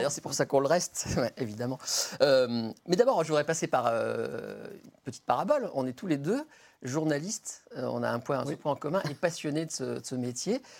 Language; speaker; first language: French; native; French